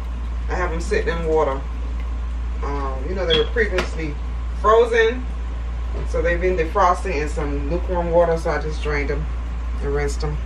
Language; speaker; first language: English; native; English